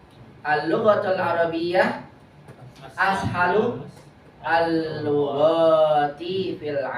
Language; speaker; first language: Arabic; non-native, learner; Indonesian